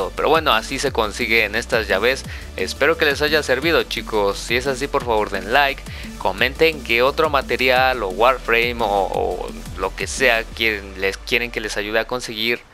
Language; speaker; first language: Spanish; native; Spanish